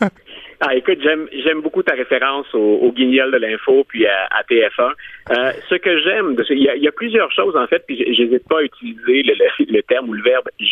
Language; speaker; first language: French; native; French